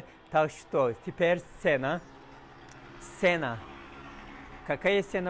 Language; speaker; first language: Russian; non-native, learner; Turkish